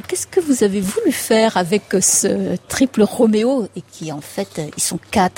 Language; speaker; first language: French; native; French